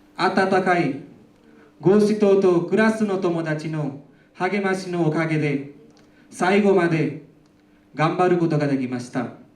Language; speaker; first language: Japanese; non-native, learner; Nepali